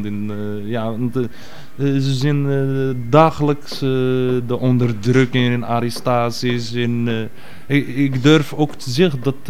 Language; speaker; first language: Dutch; non-native, fluent; Arabic